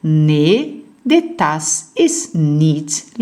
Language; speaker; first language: Dutch; non-native, fluent; Portuguese